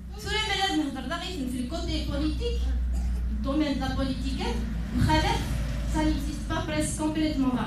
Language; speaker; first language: French; non-native, local second language; Kabyle